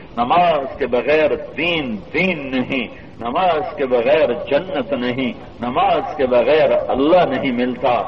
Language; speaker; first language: Urdu; non-native, local second language; Punjabi